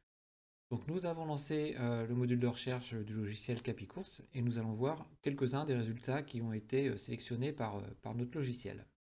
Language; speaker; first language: French; native; French